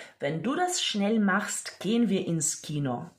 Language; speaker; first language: German; non-native, fluent; Ukrainian